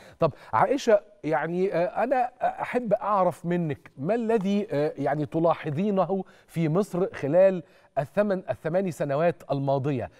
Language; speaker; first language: Arabic; native; Arabic